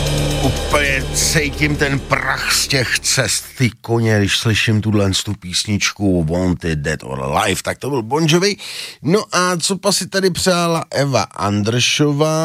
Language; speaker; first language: Czech; native; Czech